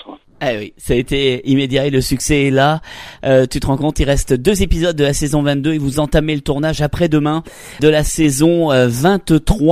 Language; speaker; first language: French; native; French